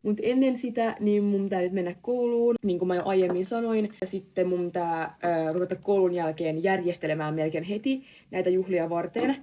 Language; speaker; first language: Finnish; native; Finnish